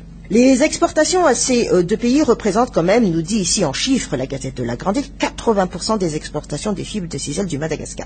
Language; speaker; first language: French; non-native, local second language; Malagasy